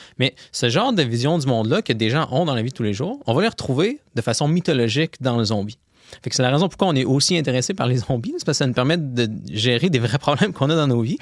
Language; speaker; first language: French; native; French